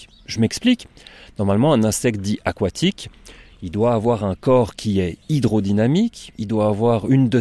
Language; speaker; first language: French; native; French